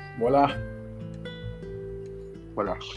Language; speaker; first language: French; non-native, learner; Spanish